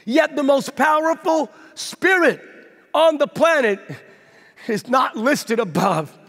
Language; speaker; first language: English; native; English